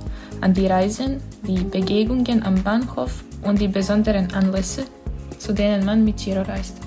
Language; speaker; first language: German; non-native, learner; Bosnian